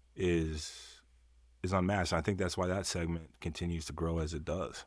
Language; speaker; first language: English; early bilingual, other home language; Yoruba